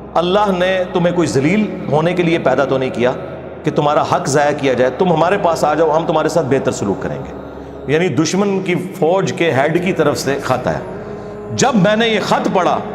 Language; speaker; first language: Urdu; native; Urdu